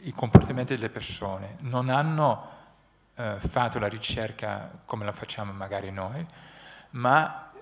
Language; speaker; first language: Italian; non-native, fluent; Dutch